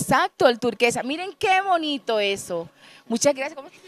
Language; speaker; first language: Spanish; native; Spanish